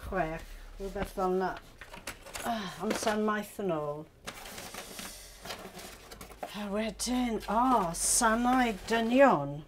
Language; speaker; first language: Welsh; non-native, learner; English